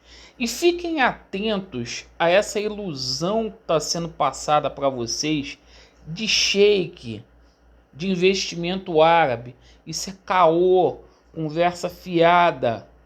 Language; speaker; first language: Portuguese; native; Portuguese